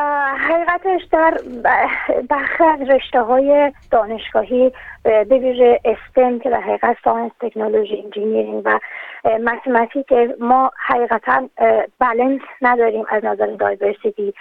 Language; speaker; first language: Persian; native; Persian